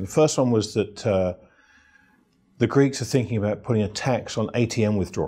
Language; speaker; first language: English; native; English